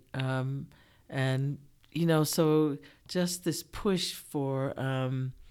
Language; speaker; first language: English; early bilingual, other home language; Japanese